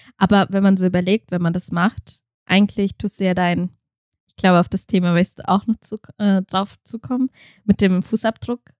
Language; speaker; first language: German; early bilingual, other home language; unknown